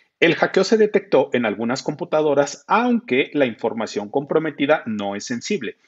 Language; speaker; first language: Spanish; native; Spanish